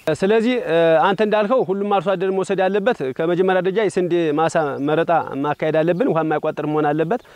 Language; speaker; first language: Amharic; native; Amharic